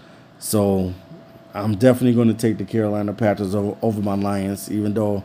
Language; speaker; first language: English; native; English